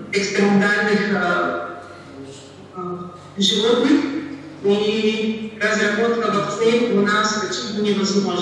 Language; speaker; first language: Russian; non-native, learner; Latvian